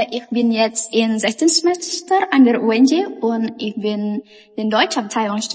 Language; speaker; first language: German; non-native, learner; Indonesian